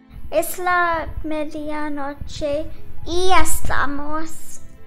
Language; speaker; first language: Spanish; non-native, learner; English